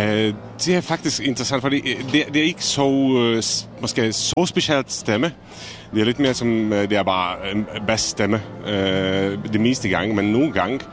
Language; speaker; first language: Danish; non-native, fluent; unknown